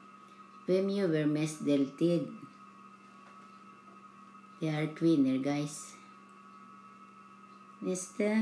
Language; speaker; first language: Norwegian; non-native, learner; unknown